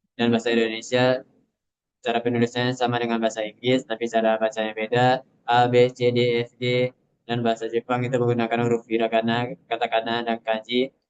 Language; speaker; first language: Indonesian; non-native, local second language; Minangkabau